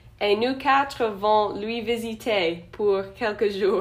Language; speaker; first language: French; non-native, learner; English